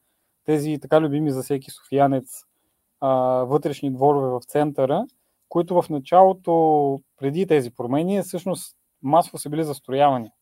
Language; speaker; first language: Bulgarian; native; Bulgarian